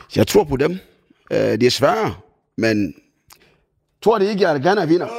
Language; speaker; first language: Danish; non-native, fluent; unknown